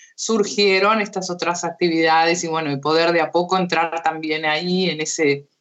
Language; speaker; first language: Spanish; early bilingual, heritage; Spanish